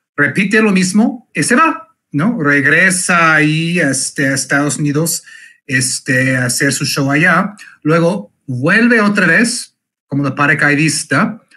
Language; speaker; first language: Spanish; non-native, fluent; English